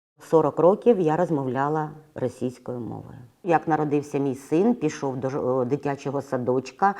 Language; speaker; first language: Ukrainian; non-native, local second language; Russian